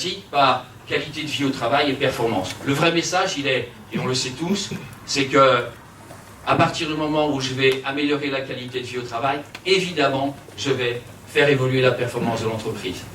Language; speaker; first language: French; native; French